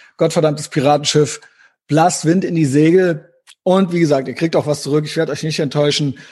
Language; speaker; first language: German; native; German